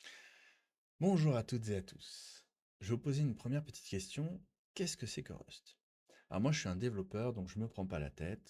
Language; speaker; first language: French; native; French